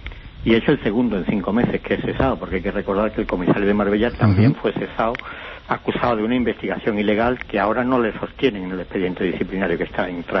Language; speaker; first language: Spanish; native; Spanish